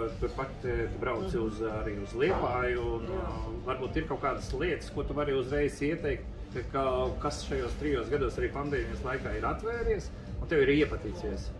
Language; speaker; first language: Latvian; non-native, local second language; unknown